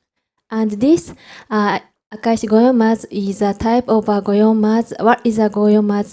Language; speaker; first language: English; non-native, learner; Japanese